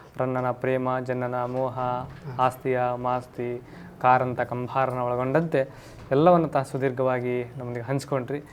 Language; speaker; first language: Kannada; native; Kannada